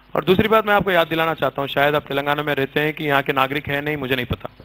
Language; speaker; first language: Hindi; non-native, local second language; Telugu